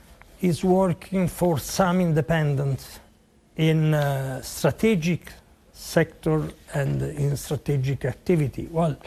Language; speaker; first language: English; non-native, fluent; Italian